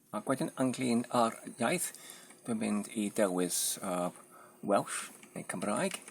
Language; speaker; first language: Welsh; non-native, learner; Polish